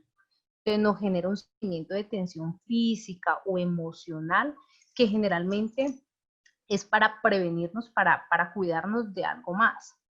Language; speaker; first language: Spanish; native; Spanish